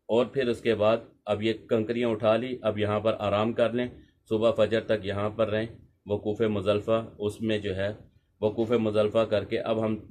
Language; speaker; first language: Urdu; non-native, local second language; Punjabi